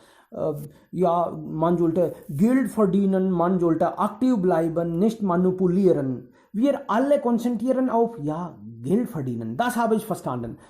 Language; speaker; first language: German; non-native, fluent; Hindi